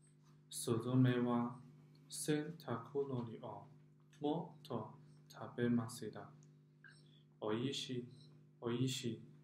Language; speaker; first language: Japanese; non-native, learner; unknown